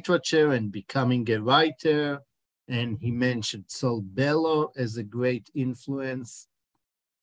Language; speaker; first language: English; non-native, fluent; Hebrew